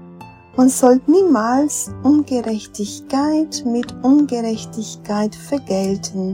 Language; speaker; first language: German; non-native, fluent; Portuguese